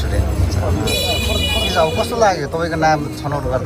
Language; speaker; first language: Nepali; native; Nepali